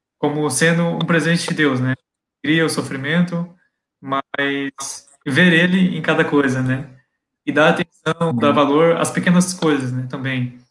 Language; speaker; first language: Portuguese; native; Portuguese